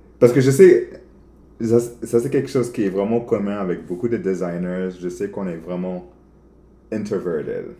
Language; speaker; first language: French; early bilingual, other home language; English